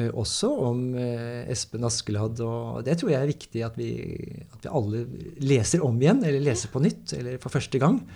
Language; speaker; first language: Norwegian; native; Norwegian